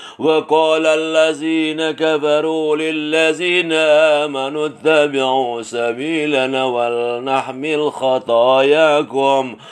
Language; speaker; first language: Arabic; non-native, learner; Indonesian